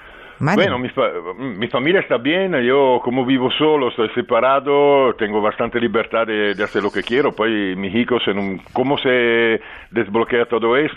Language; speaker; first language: Spanish; non-native, fluent; Italian